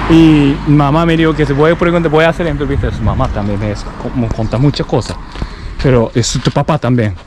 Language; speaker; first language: Spanish; non-native, learner; Japanese